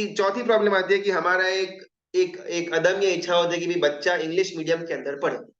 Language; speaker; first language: Hindi; non-native, local second language; Gujarati